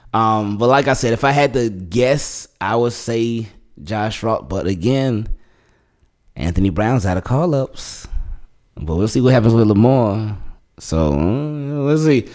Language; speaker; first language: English; native; English